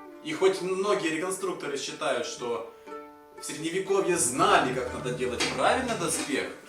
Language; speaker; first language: Russian; native; Russian